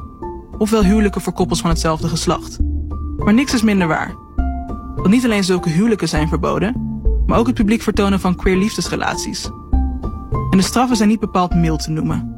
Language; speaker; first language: Dutch; early bilingual, other home language; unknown